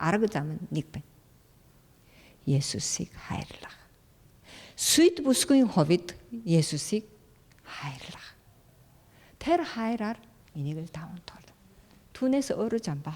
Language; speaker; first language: Mongolian; non-native, fluent; Korean